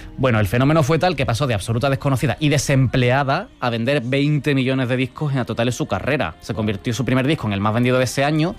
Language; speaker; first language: Spanish; native; Spanish